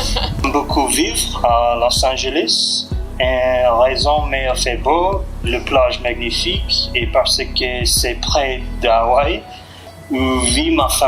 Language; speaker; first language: French; non-native, learner; English